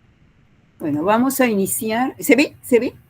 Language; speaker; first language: Spanish; native; Spanish